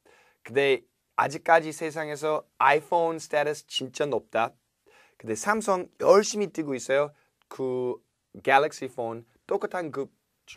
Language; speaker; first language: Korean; non-native, fluent; English